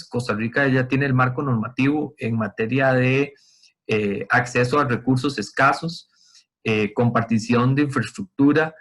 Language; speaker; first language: Spanish; native; Spanish